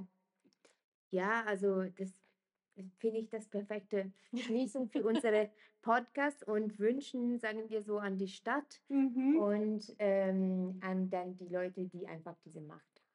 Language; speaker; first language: German; non-native, fluent; Italian